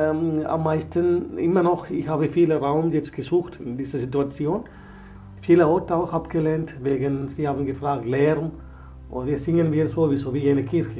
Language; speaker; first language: German; non-native, learner; Tamil